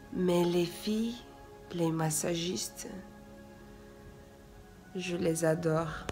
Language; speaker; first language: French; non-native, fluent; Russian